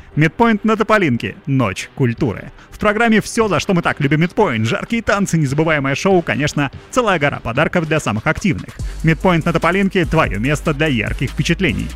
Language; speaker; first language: Russian; native; Russian